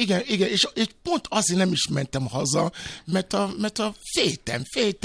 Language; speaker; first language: Hungarian; non-native, learner; Yoruba